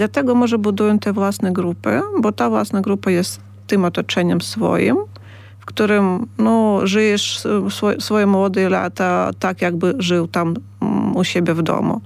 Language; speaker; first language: Polish; non-native, fluent; Ukrainian